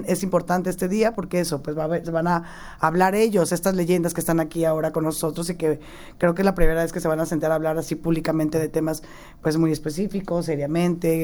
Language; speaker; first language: Spanish; native; Spanish